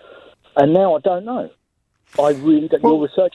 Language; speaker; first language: English; native; English